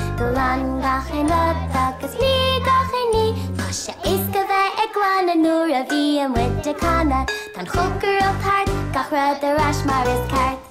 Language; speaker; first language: Irish; native; Irish